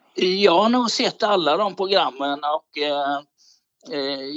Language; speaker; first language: Swedish; native; Swedish